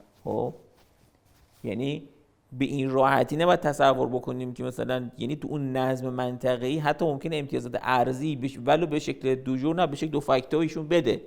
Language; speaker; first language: Persian; native; Persian